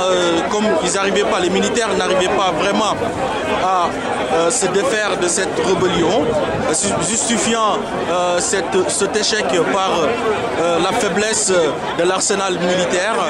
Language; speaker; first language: French; non-native, local second language; Soninke